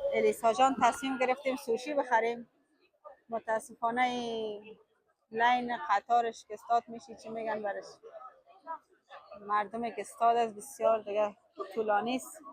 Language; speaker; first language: Persian; native; Persian